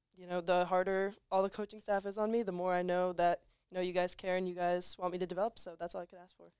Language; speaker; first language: English; native; English